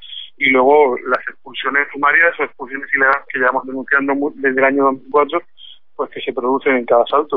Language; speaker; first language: Spanish; native; Spanish